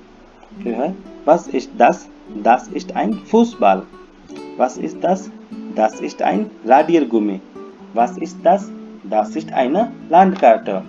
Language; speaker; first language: German; non-native, fluent; Hindi